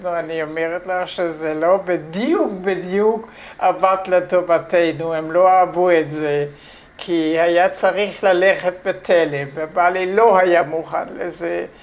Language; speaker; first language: Hebrew; non-native, fluent; French